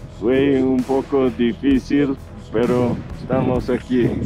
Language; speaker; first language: Spanish; non-native, learner; English